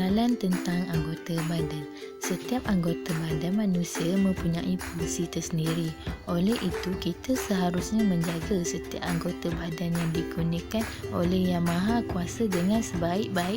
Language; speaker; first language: Malay; native; Malay